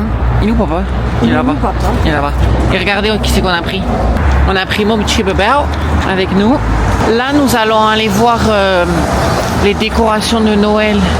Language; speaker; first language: French; native; French